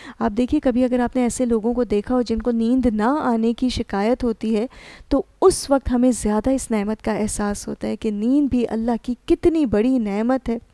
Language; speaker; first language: Urdu; native; Urdu